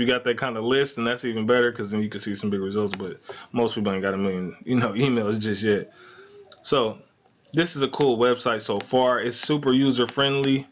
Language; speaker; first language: English; native; English